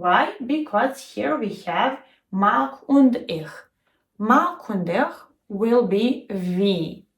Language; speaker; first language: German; non-native, fluent; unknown